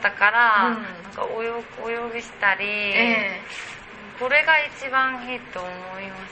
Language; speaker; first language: Japanese; non-native, learner; Korean